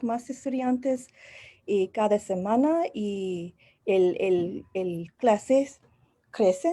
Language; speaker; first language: Spanish; non-native, learner; English